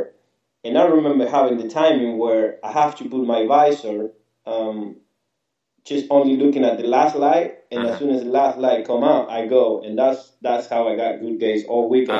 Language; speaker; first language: English; non-native, fluent; Spanish